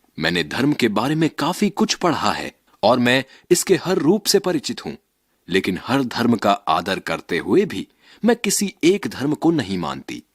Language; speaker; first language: Hindi; native; Hindi